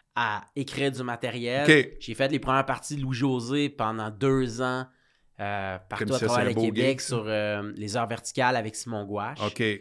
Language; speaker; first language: French; native; French